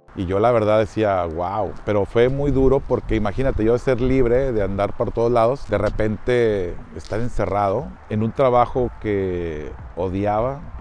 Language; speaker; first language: Spanish; native; Spanish